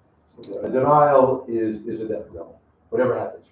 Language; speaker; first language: English; native; English